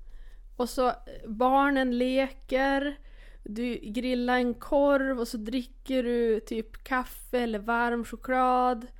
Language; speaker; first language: Swedish; native; Swedish